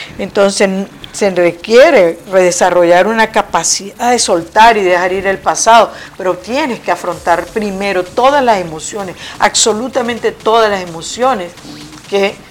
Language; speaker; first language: Spanish; native; Spanish